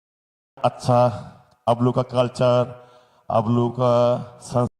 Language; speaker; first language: Hindi; non-native, local second language; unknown